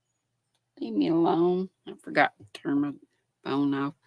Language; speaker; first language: English; native; English